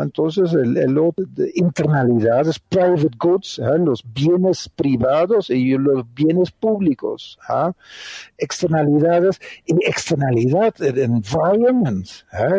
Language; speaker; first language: Spanish; non-native, fluent; Dutch